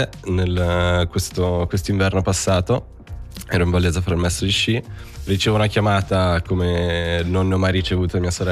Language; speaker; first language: Italian; native; Italian